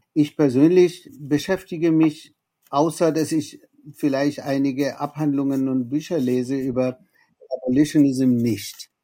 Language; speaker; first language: German; non-native, fluent; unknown